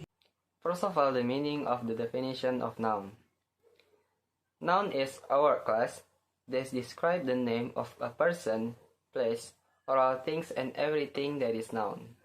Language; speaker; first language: English; non-native, learner; Indonesian